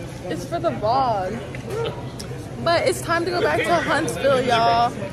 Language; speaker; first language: English; native; English